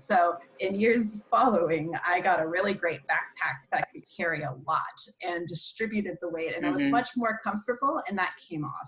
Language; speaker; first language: English; native; English